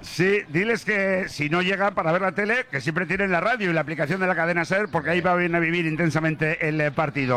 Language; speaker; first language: Spanish; native; Spanish